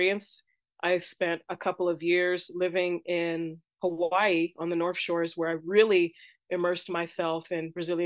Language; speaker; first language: English; native; English